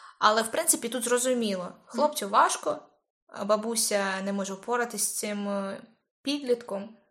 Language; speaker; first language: Ukrainian; native; Ukrainian